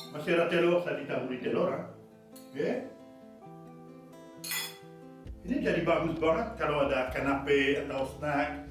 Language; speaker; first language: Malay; non-native, fluent; French